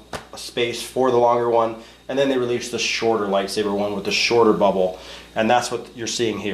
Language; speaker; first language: English; native; English